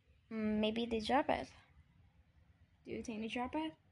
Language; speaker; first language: English; non-native, fluent; Vietnamese